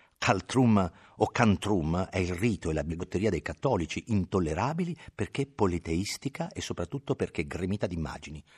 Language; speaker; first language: Italian; native; Italian